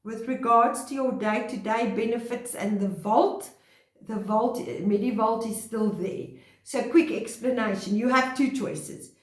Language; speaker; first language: English; non-native, local second language; Afrikaans